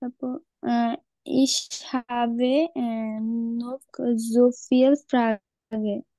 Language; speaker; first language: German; non-native, learner; Bangla